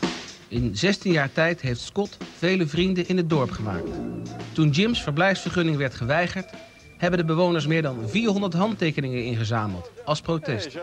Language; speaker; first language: Dutch; native; Dutch